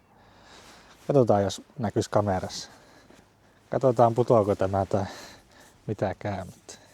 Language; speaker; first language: Finnish; native; Finnish